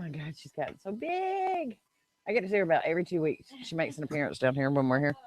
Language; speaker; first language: English; native; English